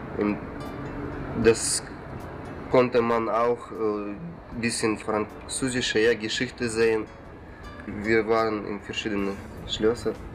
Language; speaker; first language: German; non-native, learner; Russian